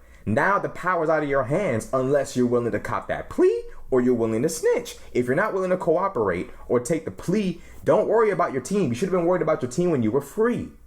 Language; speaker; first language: English; native; English